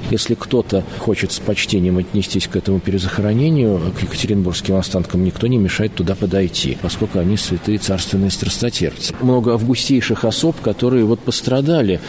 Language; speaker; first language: Russian; native; Russian